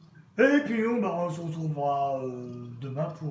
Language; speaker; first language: French; native; French